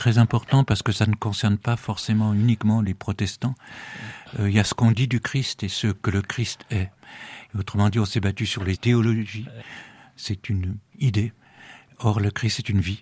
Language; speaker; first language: French; native; French